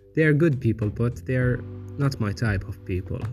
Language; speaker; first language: English; non-native, fluent; Arabic